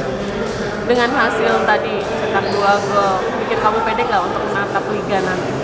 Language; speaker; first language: Indonesian; native; Indonesian